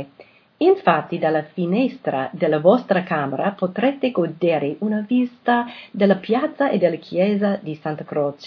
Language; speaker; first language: Italian; non-native, fluent; English